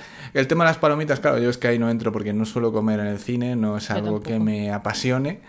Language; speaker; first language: Spanish; native; Spanish